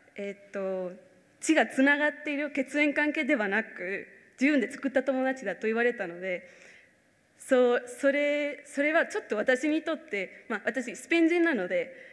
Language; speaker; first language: Japanese; non-native, fluent; Spanish